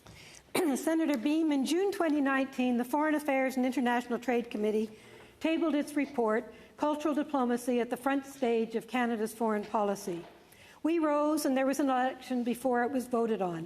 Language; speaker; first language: English; native; English